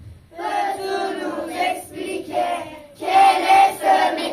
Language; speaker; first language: French; non-native, learner; Turkish